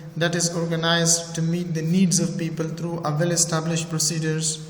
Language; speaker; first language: English; non-native, fluent; Persian